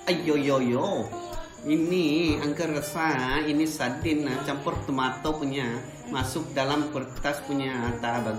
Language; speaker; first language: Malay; non-native, local second language; Tamil